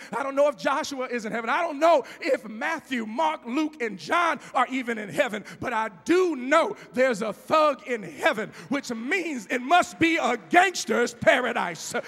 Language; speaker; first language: English; native; English